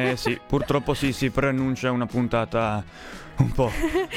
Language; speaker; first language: Italian; native; Italian